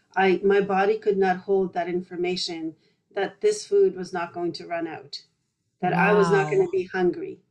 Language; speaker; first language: English; early bilingual, other home language; Polish